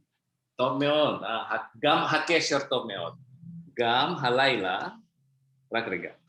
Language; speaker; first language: Hebrew; non-native, fluent; Indonesian